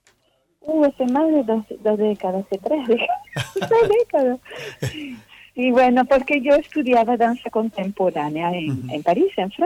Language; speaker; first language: Spanish; non-native, fluent; French